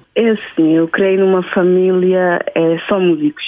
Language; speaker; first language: Portuguese; early bilingual, heritage; Portuguese